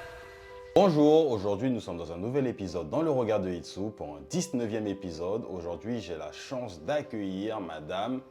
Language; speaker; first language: French; native; French